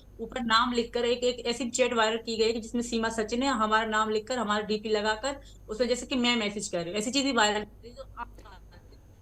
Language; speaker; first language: Urdu; non-native, local second language; Sindhi